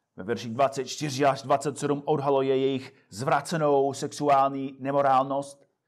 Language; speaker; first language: Czech; non-native, fluent; English